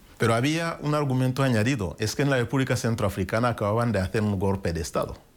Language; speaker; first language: Spanish; non-native, fluent; Kinyarwanda